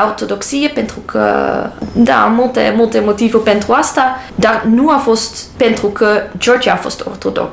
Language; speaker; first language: Romanian; non-native, learner; English